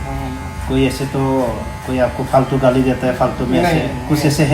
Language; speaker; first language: Hindi; non-native, local second language; Bodo